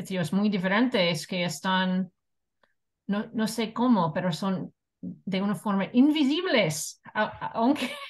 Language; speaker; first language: Spanish; non-native, fluent; English